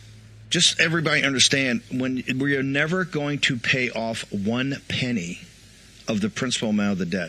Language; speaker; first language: English; native; English